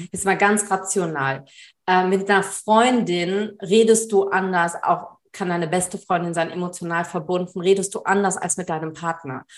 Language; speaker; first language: German; early bilingual, other home language; Tamil